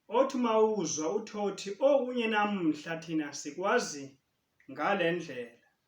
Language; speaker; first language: Zulu; native; Zulu